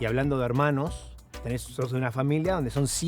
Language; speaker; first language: Spanish; native; Spanish